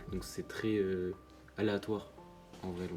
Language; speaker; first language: French; native; French